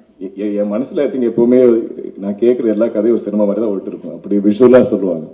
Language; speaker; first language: Tamil; non-native, local second language; Malayalam